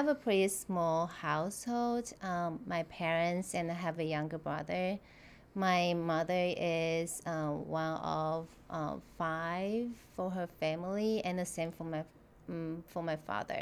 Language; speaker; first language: English; non-native, fluent; Chinese